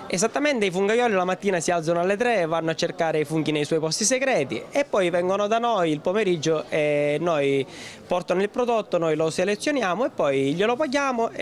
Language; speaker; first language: Italian; native; Italian